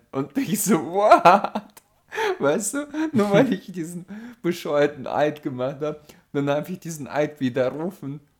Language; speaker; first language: German; early bilingual, other home language; Russian